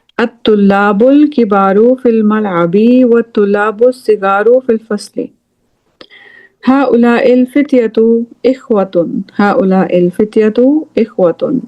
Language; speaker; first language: Arabic; non-native, fluent; English